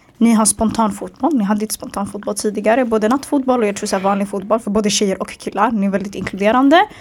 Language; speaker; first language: Swedish; early bilingual, other home language; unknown